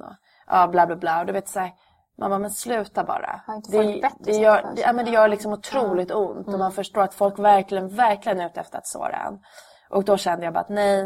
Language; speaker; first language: Swedish; native; Swedish